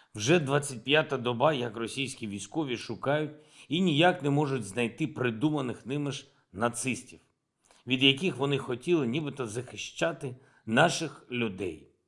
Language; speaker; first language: Ukrainian; non-native, local second language; Russian